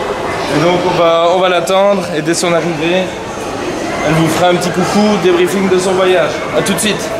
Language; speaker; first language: French; native; French